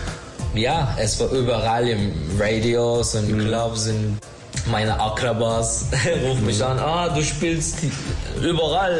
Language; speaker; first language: German; non-native, learner; Turkish